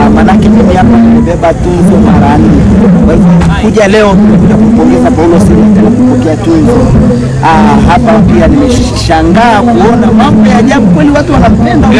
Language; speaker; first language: Swahili; non-native, local second language; Luo (Kenya and Tanzania)